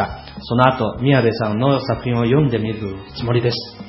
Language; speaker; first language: Japanese; non-native, fluent; Chinese